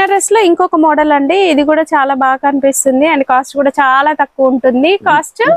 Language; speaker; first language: Telugu; native; Telugu